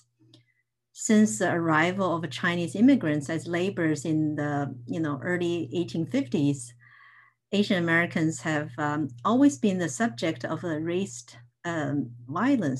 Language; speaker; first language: English; non-native, fluent; Chinese